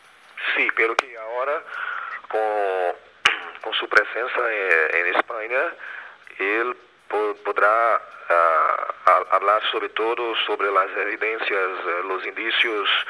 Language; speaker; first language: Spanish; non-native, fluent; Portuguese